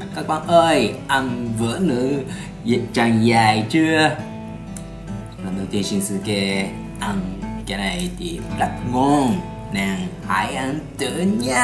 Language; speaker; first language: Vietnamese; non-native, learner; Japanese